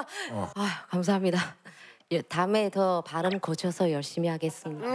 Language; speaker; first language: Korean; early bilingual, heritage; Korean